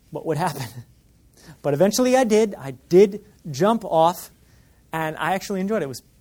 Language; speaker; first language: English; native; English